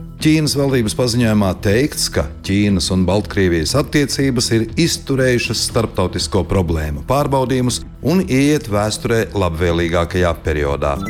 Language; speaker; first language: Latvian; native; Latvian